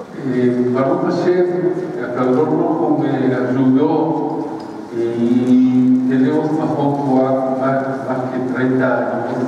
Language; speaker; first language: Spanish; early bilingual, heritage; Spanish